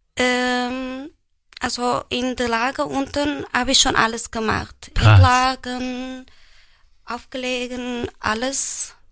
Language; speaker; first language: German; non-native, fluent; Portuguese